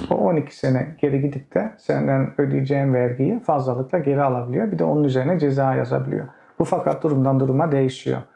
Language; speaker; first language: Turkish; early bilingual, heritage; Turkish